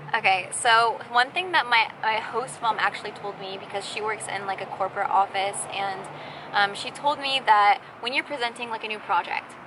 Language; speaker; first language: English; native; English